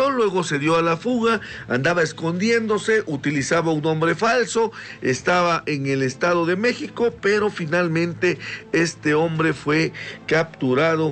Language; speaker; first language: Spanish; native; Spanish